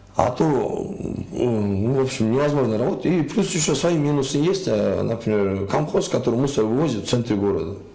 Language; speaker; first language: Russian; non-native, local second language; Kyrgyz